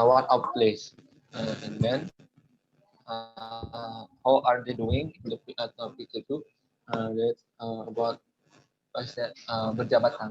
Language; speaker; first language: English; non-native, learner; Indonesian